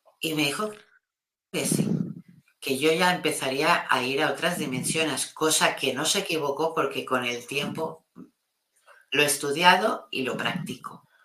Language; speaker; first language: Spanish; non-native, local second language; Catalan